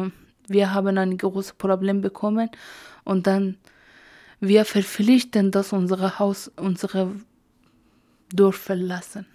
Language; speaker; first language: German; non-native, learner; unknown